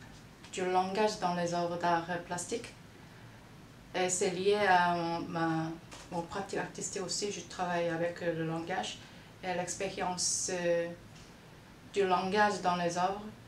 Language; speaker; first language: French; non-native, fluent; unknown